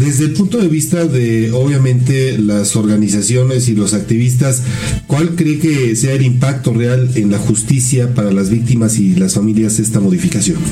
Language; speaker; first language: Spanish; native; Spanish